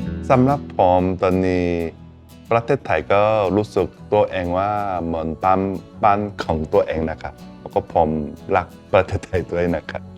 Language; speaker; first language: Thai; non-native, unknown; Korean